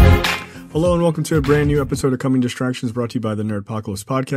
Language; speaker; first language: English; native; English